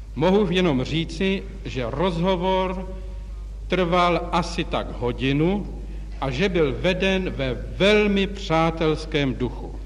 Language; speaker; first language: Czech; native; Czech